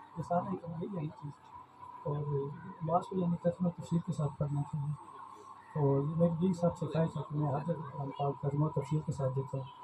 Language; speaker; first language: Urdu; non-native, local second language; Punjabi